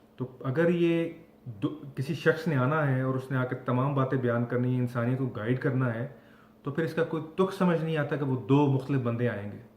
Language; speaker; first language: Urdu; non-native, local second language; Punjabi